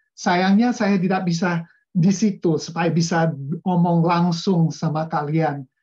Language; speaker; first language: Indonesian; non-native, fluent; English